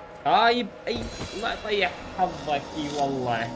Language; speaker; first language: Arabic; native; Arabic